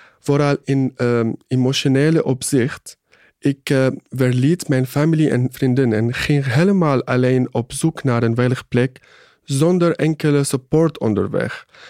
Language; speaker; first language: Dutch; non-native, fluent; Arabic